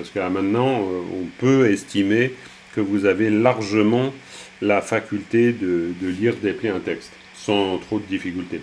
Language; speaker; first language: French; native; French